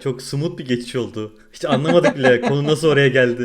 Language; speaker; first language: Turkish; native; Turkish